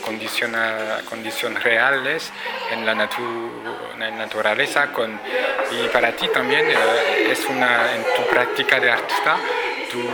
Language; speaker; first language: Spanish; non-native, fluent; French